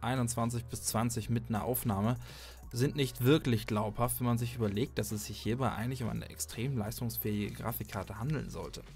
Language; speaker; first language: German; native; German